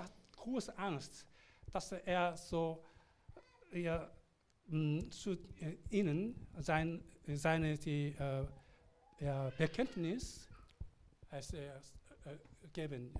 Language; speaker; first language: German; non-native, learner; Korean